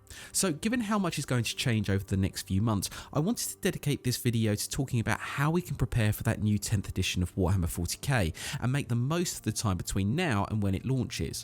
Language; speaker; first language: English; native; English